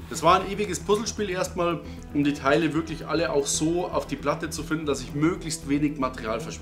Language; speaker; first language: German; native; German